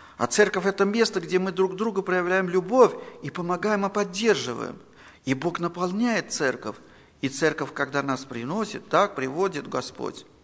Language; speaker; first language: Russian; non-native, local second language; Armenian